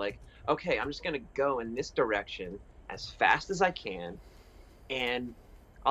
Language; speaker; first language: English; native; English